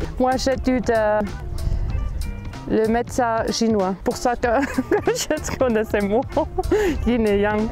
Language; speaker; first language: French; non-native, local second language; German